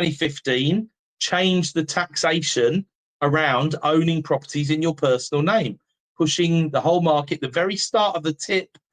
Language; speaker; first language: English; native; English